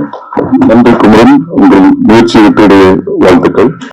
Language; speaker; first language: Tamil; native; Tamil